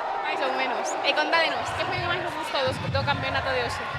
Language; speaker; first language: Galician; native; Galician